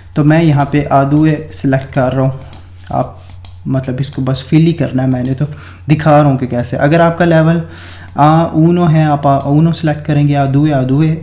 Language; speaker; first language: Urdu; non-native, local second language; Punjabi